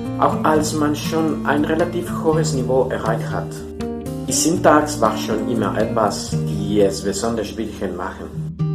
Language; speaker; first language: German; non-native, fluent; Spanish